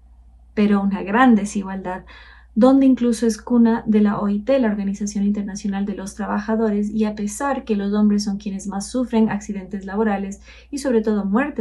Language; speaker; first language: Spanish; native; Spanish